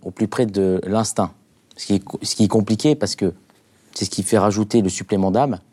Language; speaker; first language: French; non-native, local second language; Arabic